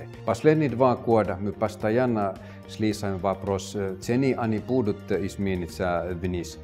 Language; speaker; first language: Russian; non-native, fluent; Finnish